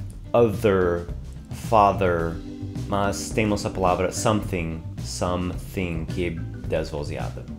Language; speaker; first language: Portuguese; non-native, fluent; English